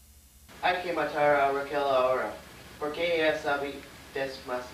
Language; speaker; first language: Spanish; non-native, learner; English